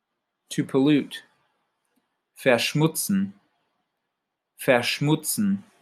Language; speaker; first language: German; non-native, fluent; English